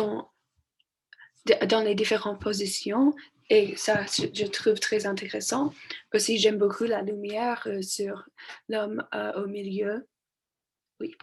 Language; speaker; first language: French; non-native, learner; English